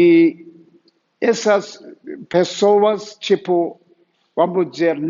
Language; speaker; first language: Portuguese; non-native, fluent; Turkish